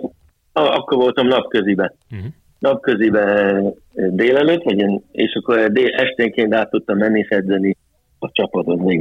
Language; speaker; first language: Hungarian; early bilingual, heritage; Hungarian